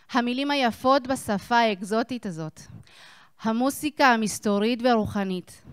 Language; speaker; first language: Hebrew; non-native, fluent; Spanish